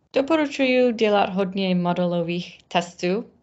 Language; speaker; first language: Czech; non-native, learner; English